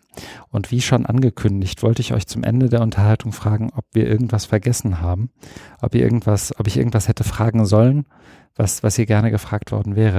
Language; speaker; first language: German; native; German